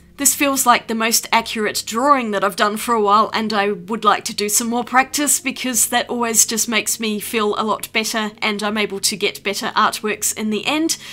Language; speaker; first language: English; native; English